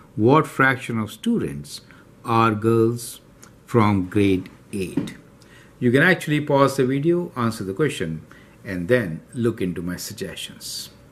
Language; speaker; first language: English; non-native, local second language; Hindi